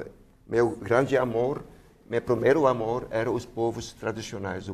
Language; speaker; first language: Portuguese; non-native, fluent; Dutch